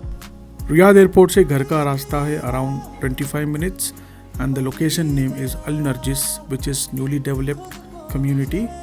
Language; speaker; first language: Hindi; native; Hindi